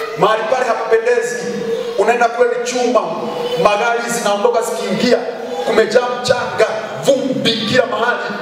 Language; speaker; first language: Swahili; non-native, local second language; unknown